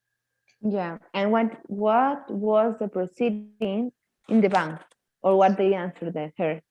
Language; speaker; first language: English; non-native, fluent; Spanish